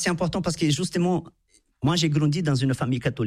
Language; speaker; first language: French; non-native, fluent; Portuguese